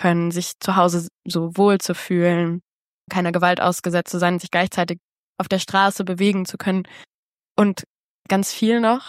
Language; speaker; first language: German; native; German